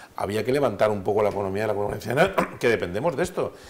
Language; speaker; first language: Spanish; native; Spanish